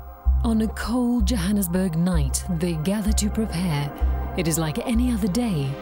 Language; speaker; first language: English; native; English